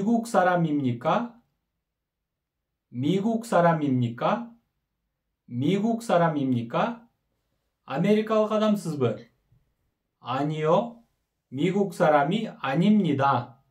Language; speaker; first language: Korean; non-native, learner; Kyrgyz